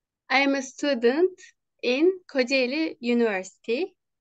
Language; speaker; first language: English; non-native, learner; Turkish